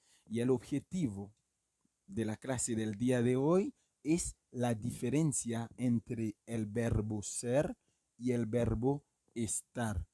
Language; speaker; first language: Spanish; non-native, fluent; Haitian Creole